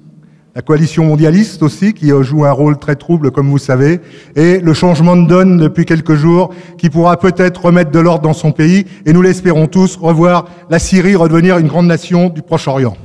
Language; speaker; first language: French; native; French